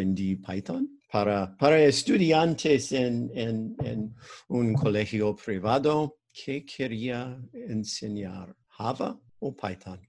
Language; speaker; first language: Spanish; non-native, learner; English